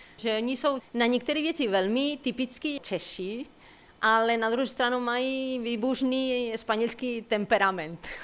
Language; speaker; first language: Czech; non-native, fluent; Spanish